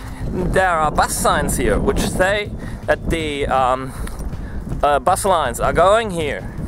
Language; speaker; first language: English; non-native, fluent; German